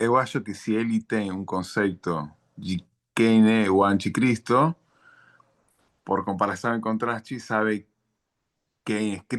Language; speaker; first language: Portuguese; non-native, learner; Spanish